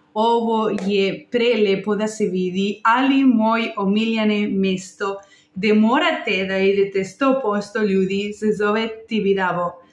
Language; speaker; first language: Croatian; non-native, learner; Spanish